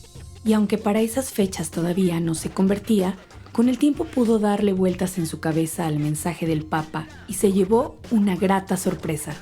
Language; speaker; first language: Spanish; native; Spanish